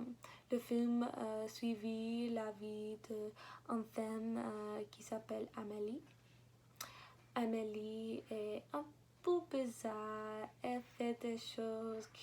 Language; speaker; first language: French; non-native, learner; English